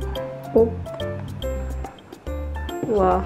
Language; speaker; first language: Japanese; non-native, learner; Vietnamese